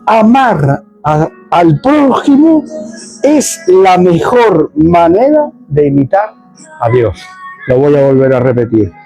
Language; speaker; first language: Spanish; native; Spanish